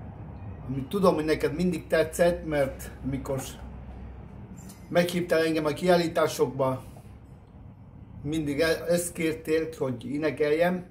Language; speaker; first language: Hungarian; non-native, fluent; Spanish